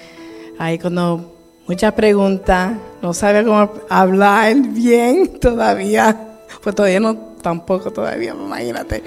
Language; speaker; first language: Spanish; early bilingual, heritage; Spanish